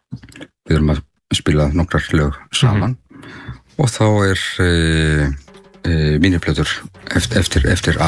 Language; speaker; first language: Icelandic; non-native, learner; Spanish